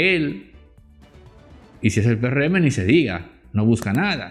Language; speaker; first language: Spanish; native; Spanish